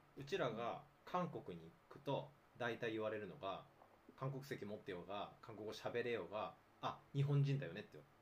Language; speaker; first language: Japanese; native; Japanese